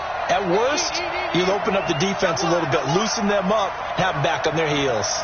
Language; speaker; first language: English; native; English